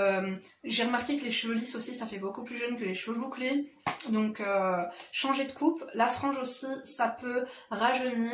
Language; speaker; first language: French; native; French